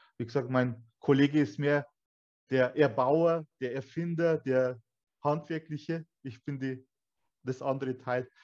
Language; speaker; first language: German; early bilingual, other home language; Turkish